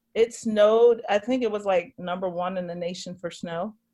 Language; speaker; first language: English; native; English